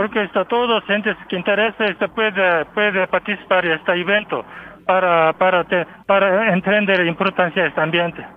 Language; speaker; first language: Spanish; non-native, learner; Korean